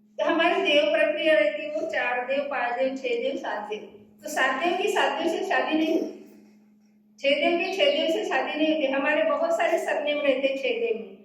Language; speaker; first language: Hindi; non-native, local second language; Gondi